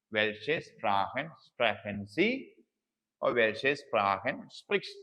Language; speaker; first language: German; non-native, learner; Malayalam